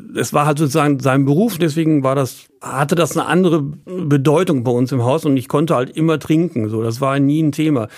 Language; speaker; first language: German; native; German